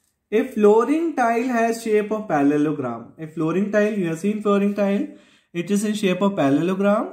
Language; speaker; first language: English; non-native, local second language; Hindi